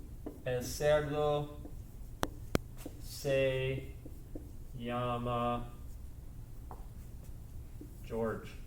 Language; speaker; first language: Spanish; non-native, fluent; English